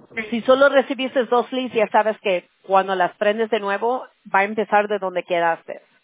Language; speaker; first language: Spanish; early bilingual, heritage; Spanish